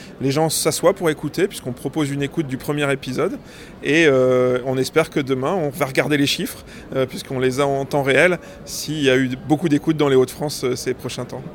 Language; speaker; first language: French; native; French